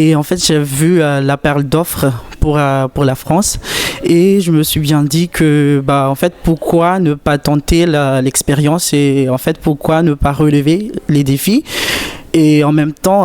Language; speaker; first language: French; native; French